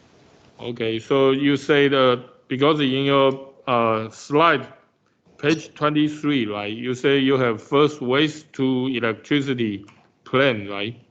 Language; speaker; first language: English; non-native, fluent; Chinese